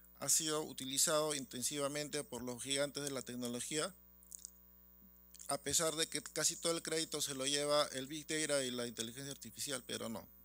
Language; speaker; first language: Spanish; native; Spanish